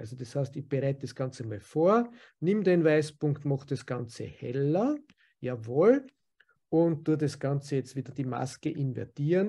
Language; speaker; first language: German; native; German